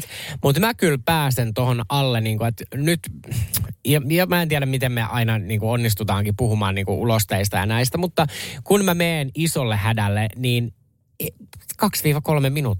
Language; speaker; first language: Finnish; native; Finnish